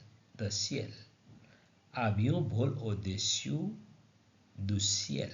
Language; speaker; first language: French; non-native, learner; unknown